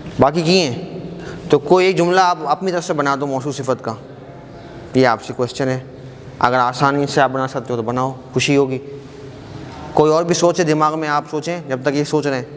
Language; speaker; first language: Urdu; native; Urdu